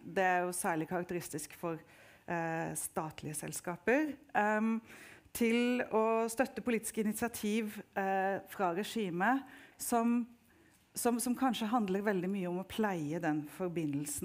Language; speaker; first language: Norwegian; native; Norwegian